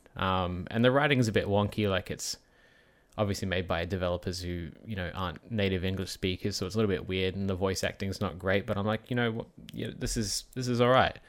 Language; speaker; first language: English; native; English